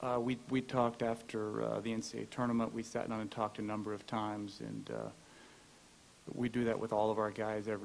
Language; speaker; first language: English; native; English